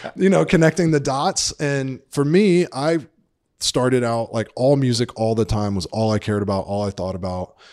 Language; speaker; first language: English; native; English